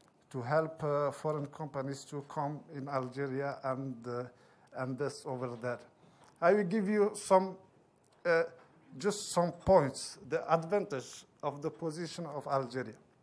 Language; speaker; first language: English; non-native, fluent; Arabic